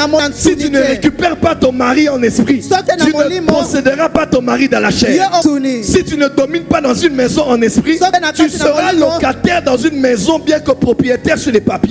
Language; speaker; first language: French; non-native, local second language; Lingala